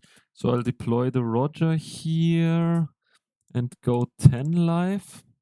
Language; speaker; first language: English; non-native, fluent; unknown